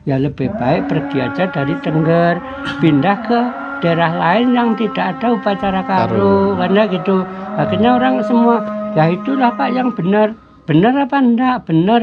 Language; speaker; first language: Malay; non-native, local second language; Javanese